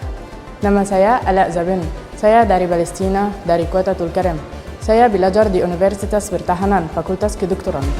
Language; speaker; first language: Indonesian; non-native, fluent; Arabic